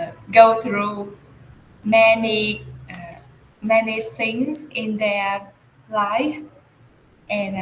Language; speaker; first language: English; non-native, learner; Vietnamese